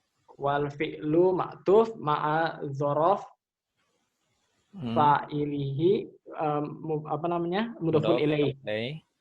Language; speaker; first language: Arabic; non-native, learner; Indonesian